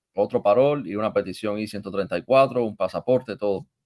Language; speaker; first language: Spanish; native; Spanish